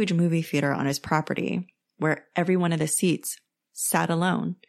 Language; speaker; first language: English; native; English